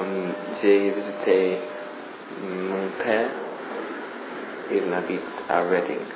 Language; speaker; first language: French; non-native, learner; English